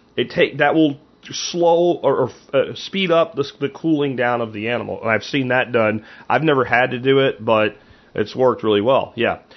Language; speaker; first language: English; native; English